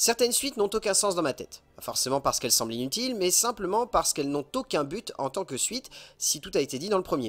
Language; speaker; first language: French; native; French